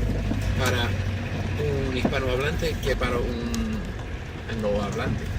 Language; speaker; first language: Spanish; non-native, fluent; English